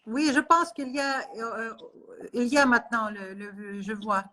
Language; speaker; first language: French; non-native, learner; Russian